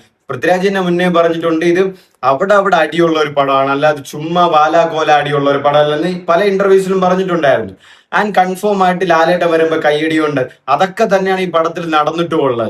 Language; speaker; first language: Malayalam; native; Malayalam